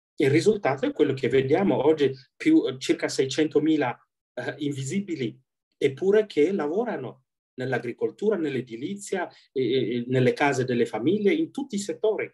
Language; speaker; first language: Italian; non-native, fluent; Tigrinya